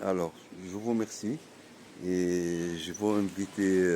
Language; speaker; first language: French; non-native, learner; Arabic